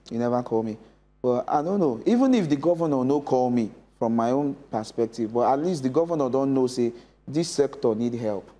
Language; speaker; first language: Nigerian Pidgin; native; Nigerian Pidgin